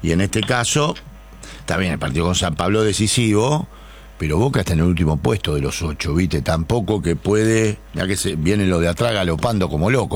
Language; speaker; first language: Spanish; native; Spanish